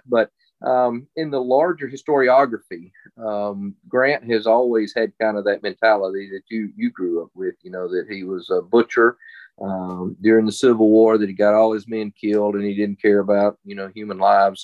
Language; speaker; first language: English; native; English